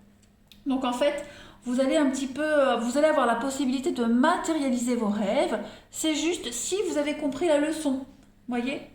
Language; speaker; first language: French; native; French